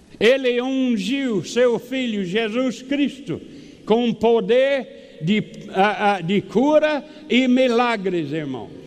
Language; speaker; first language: Portuguese; non-native, fluent; English